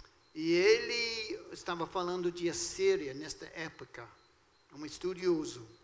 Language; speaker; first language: Portuguese; non-native, fluent; English